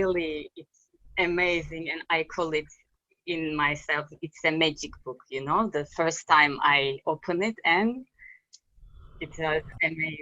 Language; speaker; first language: English; non-native, learner; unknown